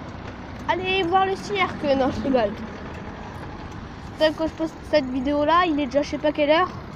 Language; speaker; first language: French; native; French